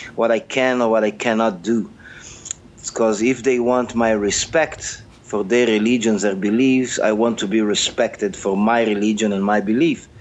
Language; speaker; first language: English; non-native, fluent; Portuguese